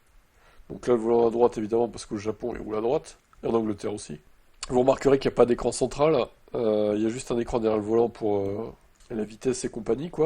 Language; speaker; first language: French; native; French